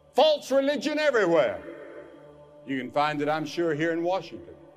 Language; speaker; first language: English; native; English